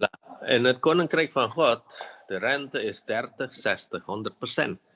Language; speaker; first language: Dutch; non-native, fluent; Indonesian